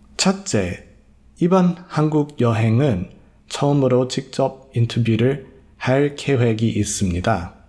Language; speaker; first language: Korean; non-native, fluent; English